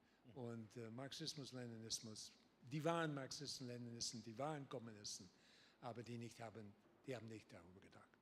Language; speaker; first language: German; non-native, learner; English